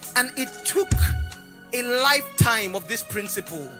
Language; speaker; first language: English; non-native, local second language; Yoruba